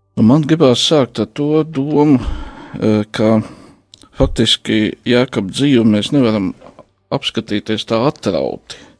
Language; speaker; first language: Latvian; native; Latvian